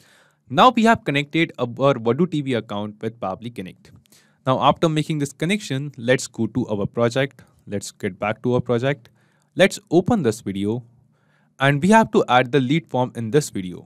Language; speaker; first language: English; non-native, local second language; Hindi